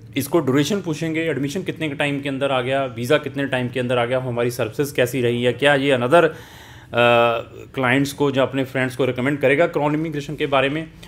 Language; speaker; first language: Hindi; native; Hindi